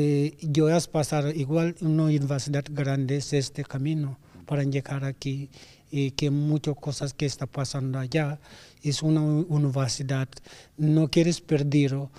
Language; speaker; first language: Spanish; non-native, learner; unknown